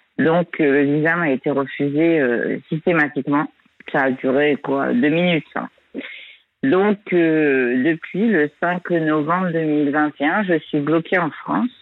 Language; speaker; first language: French; native; French